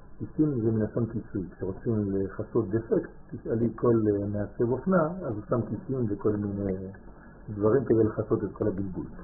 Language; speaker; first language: Hebrew; native; Hebrew